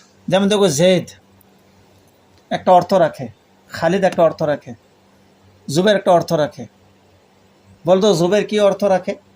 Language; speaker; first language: Bangla; non-native, local second language; Urdu